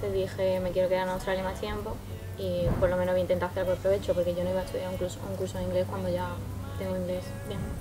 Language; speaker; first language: Spanish; native; Spanish